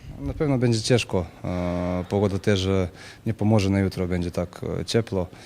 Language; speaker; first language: Polish; non-native, learner; Serbian